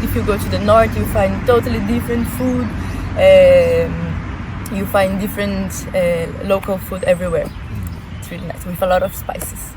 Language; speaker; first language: English; non-native, fluent; Portuguese